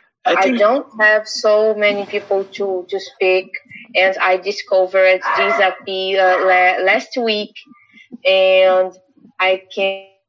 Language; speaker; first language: English; non-native, learner; Portuguese